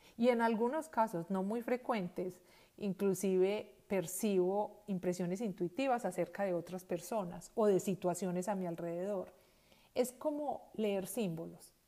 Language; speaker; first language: Spanish; native; Spanish